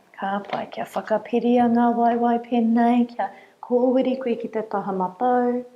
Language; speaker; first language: Māori; non-native, local second language; English